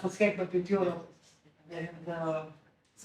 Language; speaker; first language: English; non-native, learner; French